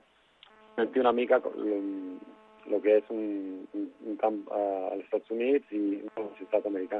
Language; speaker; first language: Catalan; non-native, local second language; Spanish